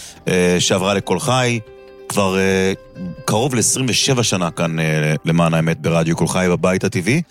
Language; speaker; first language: Hebrew; native; Hebrew